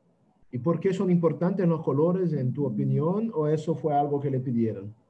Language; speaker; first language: Spanish; non-native, fluent; Portuguese